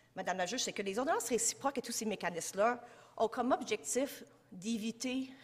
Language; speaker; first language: French; native; French